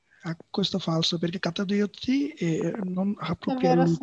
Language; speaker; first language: Italian; non-native, learner; Bangla